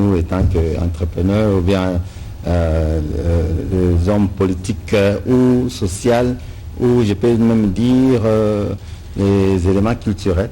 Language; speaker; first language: French; non-native, local second language; Lingala